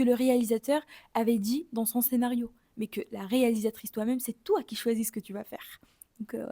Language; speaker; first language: French; native; French